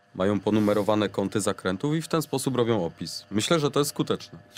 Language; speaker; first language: Polish; native; Polish